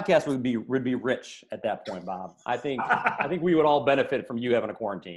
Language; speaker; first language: English; native; English